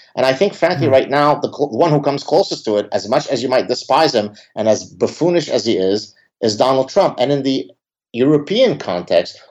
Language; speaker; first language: English; early bilingual, other home language; Arabic